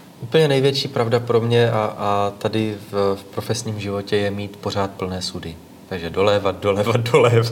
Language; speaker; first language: Czech; native; Czech